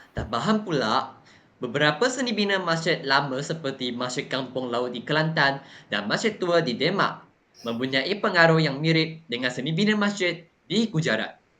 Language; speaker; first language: Malay; non-native, local second language; Chinese